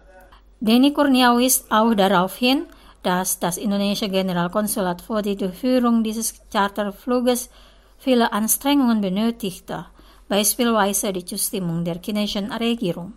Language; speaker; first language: German; non-native, fluent; Indonesian